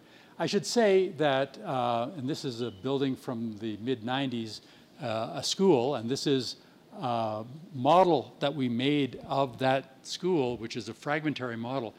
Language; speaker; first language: English; native; English